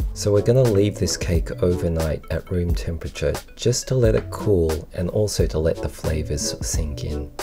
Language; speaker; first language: English; early bilingual, other home language; Japanese